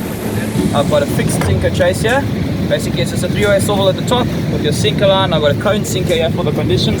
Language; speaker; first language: English; native; English